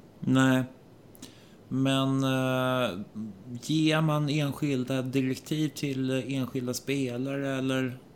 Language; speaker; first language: Swedish; native; Swedish